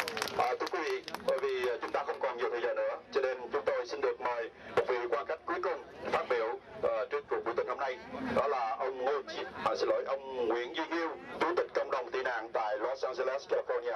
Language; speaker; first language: Vietnamese; native; Vietnamese